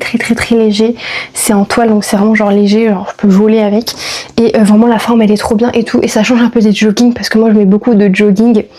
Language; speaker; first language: French; native; French